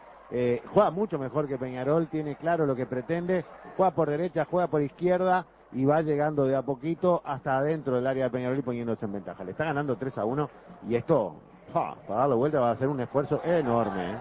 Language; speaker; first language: Spanish; native; Spanish